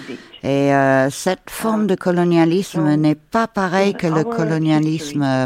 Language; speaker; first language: French; non-native, fluent; Ukrainian